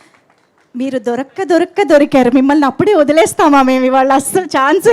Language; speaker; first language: Telugu; native; Telugu